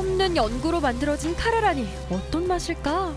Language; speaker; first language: Korean; native; Korean